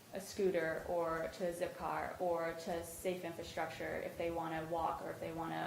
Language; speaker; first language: English; native; English